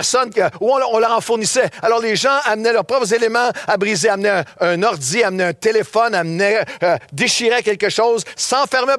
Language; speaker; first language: French; native; French